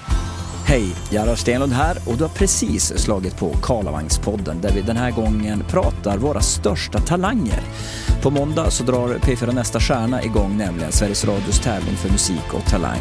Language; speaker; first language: Swedish; native; Swedish